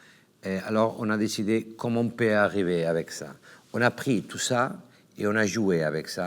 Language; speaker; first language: French; non-native, learner; Catalan